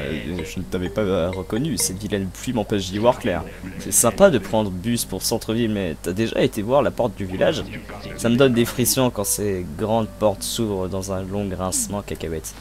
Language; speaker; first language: French; native; French